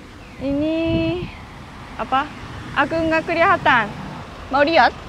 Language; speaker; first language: Indonesian; non-native, learner; Japanese